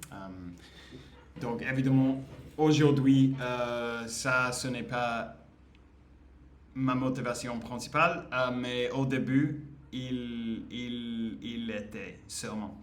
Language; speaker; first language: French; non-native, learner; English